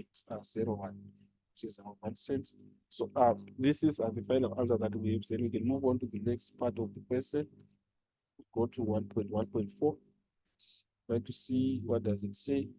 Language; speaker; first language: English; non-native, local second language; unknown